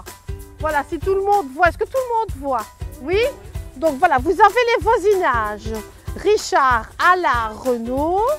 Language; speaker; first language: French; native; French